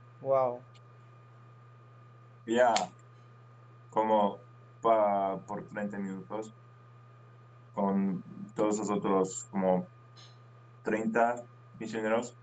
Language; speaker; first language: Spanish; non-native, fluent; English